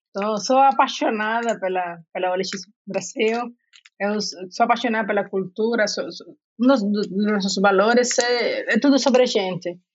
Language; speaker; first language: Portuguese; non-native, fluent; Spanish